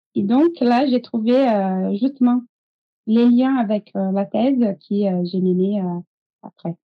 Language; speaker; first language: French; non-native, fluent; Portuguese